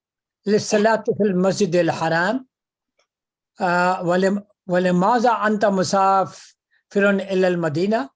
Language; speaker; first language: Arabic; non-native, fluent; Urdu